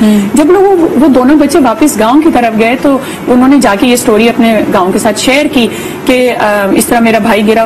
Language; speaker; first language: Urdu; native; Urdu